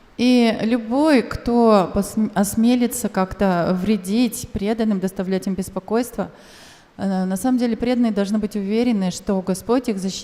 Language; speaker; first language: Russian; native; Russian